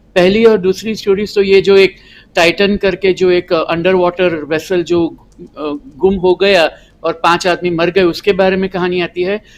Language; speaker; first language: Hindi; non-native, local second language; Gujarati